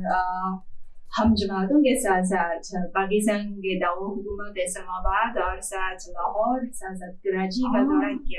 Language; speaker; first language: Hindi; non-native, fluent; Chinese